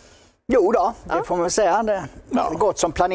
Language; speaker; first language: Swedish; native; Swedish